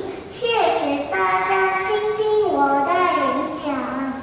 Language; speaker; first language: Chinese; non-native, learner; Korean